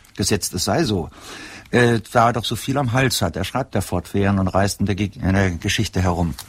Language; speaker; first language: German; native; German